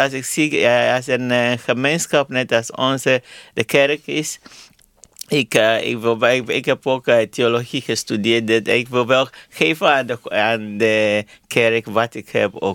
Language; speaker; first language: Dutch; non-native, learner; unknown